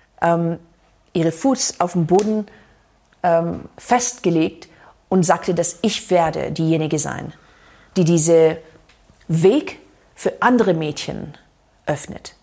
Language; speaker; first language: German; non-native, fluent; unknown